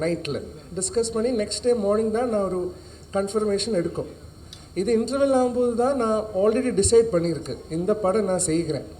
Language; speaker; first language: Tamil; non-native, learner; Malayalam